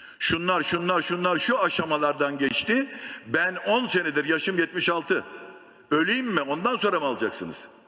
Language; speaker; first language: Turkish; native; Turkish